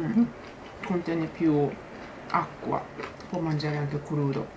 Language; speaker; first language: Italian; non-native, learner; Japanese